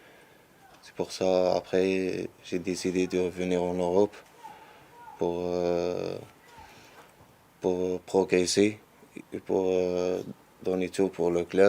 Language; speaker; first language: French; non-native, local second language; Arabic